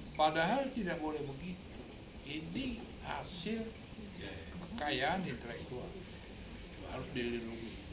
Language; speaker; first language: Indonesian; non-native, local second language; Balinese